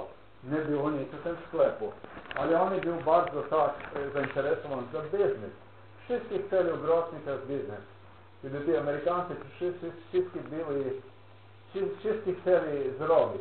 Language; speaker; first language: Polish; non-native, learner; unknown